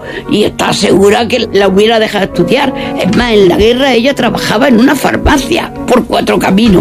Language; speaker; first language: Spanish; native; Spanish